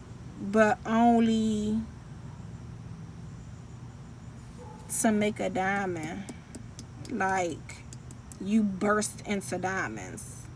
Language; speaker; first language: English; native; English